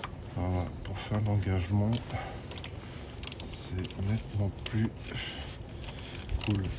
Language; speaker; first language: French; native; French